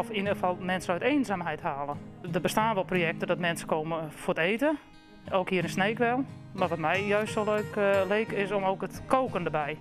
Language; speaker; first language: Dutch; native; Dutch